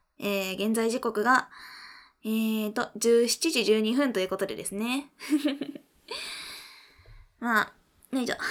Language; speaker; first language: Japanese; native; Japanese